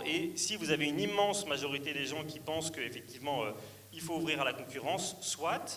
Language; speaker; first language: French; native; French